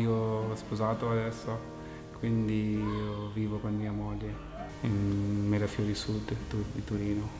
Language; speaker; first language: Italian; non-native, fluent; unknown